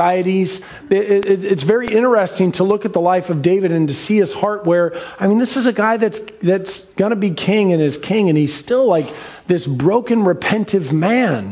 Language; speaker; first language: English; native; English